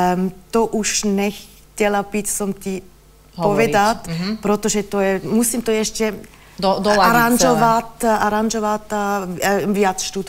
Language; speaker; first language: Slovak; non-native, learner; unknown